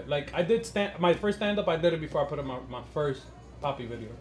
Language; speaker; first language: English; early bilingual, other home language; Spanish